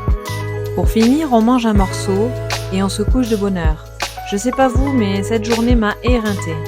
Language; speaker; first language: French; native; French